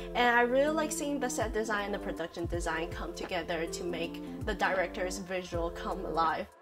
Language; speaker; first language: English; non-native, fluent; Chinese